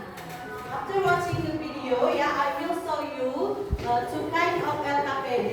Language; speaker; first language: English; non-native, learner; Indonesian